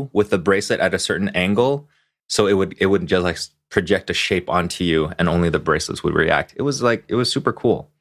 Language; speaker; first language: English; non-native, local second language; Cantonese